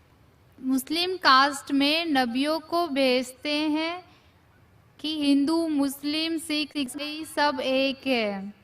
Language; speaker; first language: Hindi; non-native, local second language; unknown